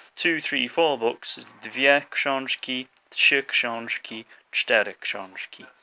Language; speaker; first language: Polish; non-native, fluent; English